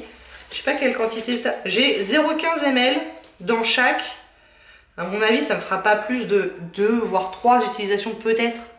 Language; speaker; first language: French; native; French